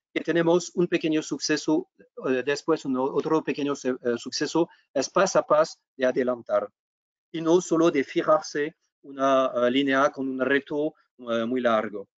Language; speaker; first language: Spanish; non-native, fluent; French